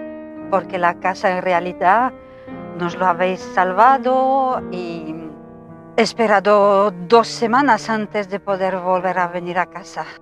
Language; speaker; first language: Spanish; non-native, fluent; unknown